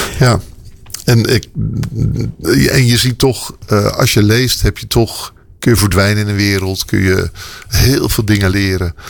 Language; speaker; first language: Dutch; native; Dutch